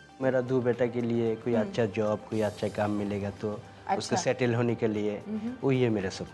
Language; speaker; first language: Hindi; non-native, learner; Bangla